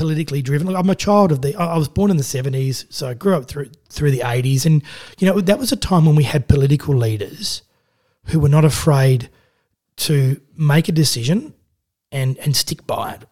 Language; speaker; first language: English; native; English